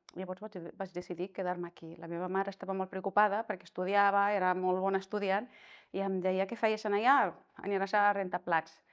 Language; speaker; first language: Catalan; non-native, fluent; Arabic